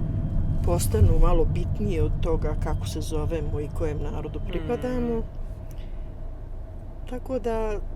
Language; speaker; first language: Bosnian; native; Bosnian